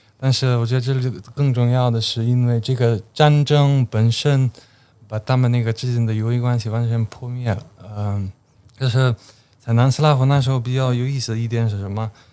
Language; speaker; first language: Chinese; non-native, fluent; Slovenian